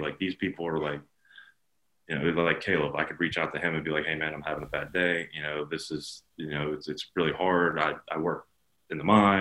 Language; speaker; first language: English; native; English